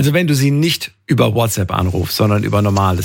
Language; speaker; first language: German; native; German